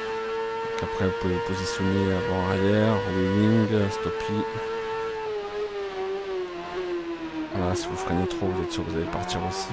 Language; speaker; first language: French; native; French